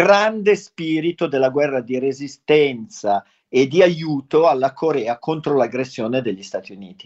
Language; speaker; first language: Italian; native; Italian